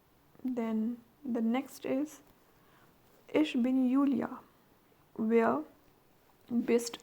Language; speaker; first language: German; non-native, learner; Hindi